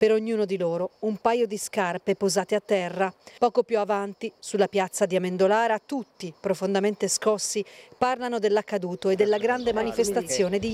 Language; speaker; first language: Italian; native; Italian